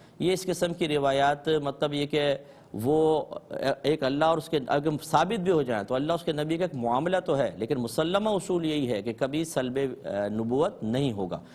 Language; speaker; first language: Urdu; native; Urdu